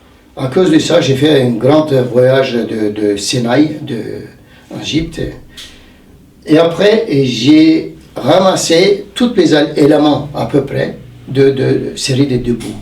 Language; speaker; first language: French; non-native, learner; Turkish